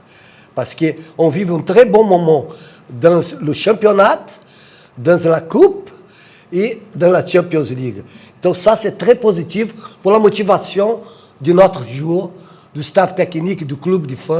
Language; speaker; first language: French; non-native, fluent; Portuguese